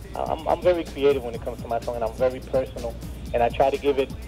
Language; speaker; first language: English; native; English